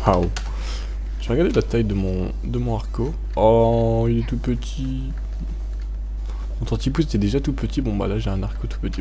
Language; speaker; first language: French; native; French